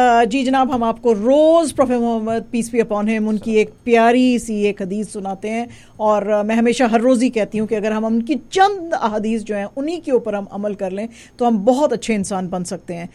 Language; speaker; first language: Hindi; native; Hindi